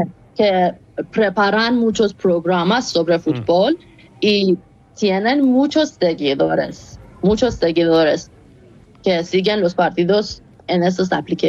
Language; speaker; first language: Spanish; non-native, fluent; Persian